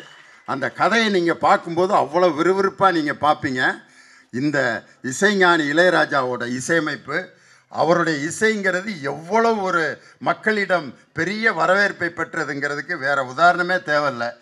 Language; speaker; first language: Tamil; native; Tamil